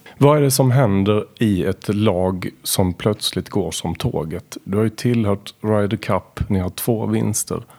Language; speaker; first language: Swedish; native; Swedish